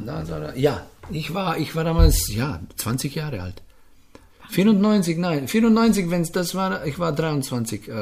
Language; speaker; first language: German; non-native, fluent; Slovenian